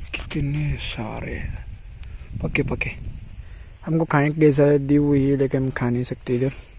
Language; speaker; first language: Hindi; non-native, local second language; Gujarati